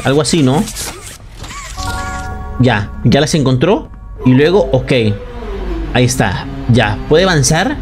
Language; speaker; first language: Spanish; native; Spanish